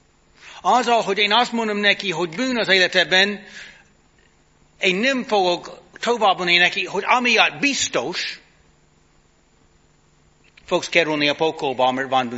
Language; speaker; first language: Hungarian; non-native, fluent; English